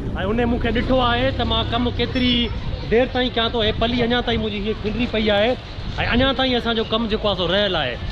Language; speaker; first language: Sindhi; native; Sindhi